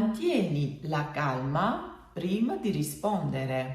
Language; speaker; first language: Italian; non-native, fluent; Georgian